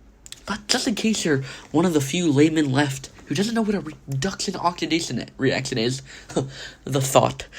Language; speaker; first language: English; native; English